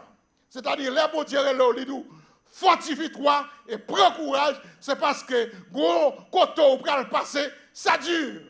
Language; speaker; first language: French; non-native, local second language; Haitian Creole